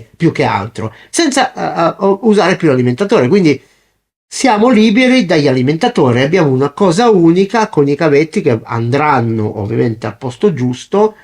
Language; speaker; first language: Italian; native; Italian